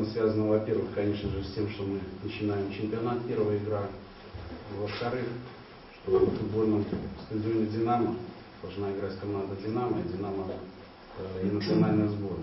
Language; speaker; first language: Russian; native; Russian